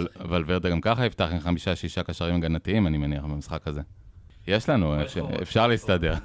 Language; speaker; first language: Hebrew; native; Hebrew